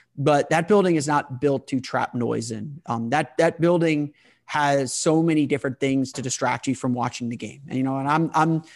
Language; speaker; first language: English; native; English